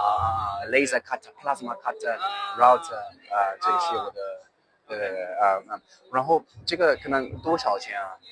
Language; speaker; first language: Chinese; non-native, learner; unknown